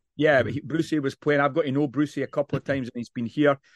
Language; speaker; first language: English; native; English